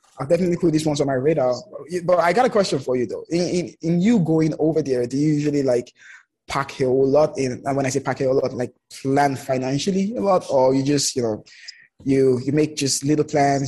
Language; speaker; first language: English; non-native, local second language; Yoruba